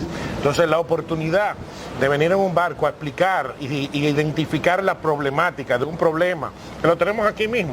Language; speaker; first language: Spanish; native; Spanish